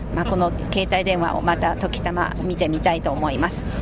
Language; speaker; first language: Japanese; non-native, fluent; Chinese